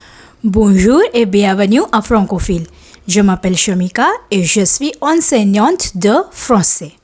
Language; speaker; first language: French; non-native, fluent; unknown